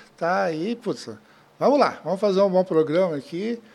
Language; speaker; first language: Portuguese; early bilingual, other home language; Spanish